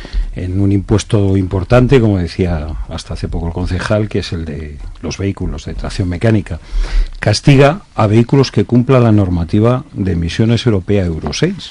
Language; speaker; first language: Spanish; native; Spanish